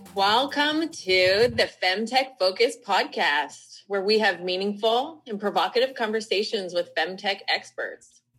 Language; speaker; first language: English; native; English